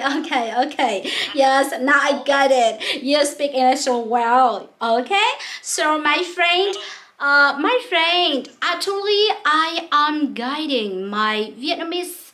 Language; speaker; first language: English; non-native, local second language; Vietnamese